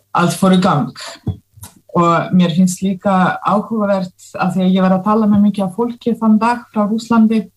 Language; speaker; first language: Icelandic; non-native, fluent; Russian